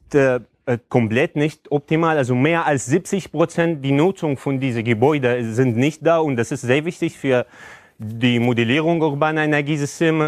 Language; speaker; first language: German; non-native, fluent; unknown